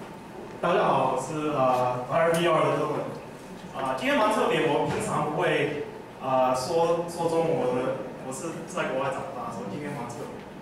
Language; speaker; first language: Chinese; early bilingual, heritage; English